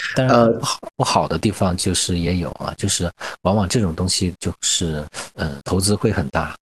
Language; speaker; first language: Chinese; native; Chinese